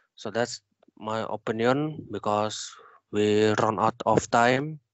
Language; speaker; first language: English; non-native, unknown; Indonesian